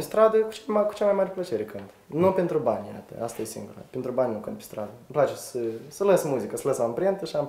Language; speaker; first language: Romanian; native; Romanian